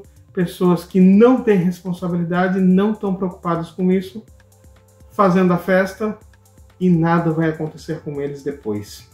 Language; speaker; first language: Portuguese; native; Portuguese